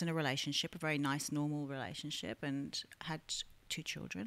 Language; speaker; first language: English; native; English